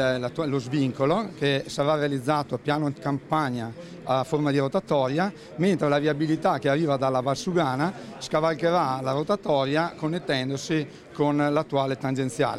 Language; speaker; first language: Italian; native; Italian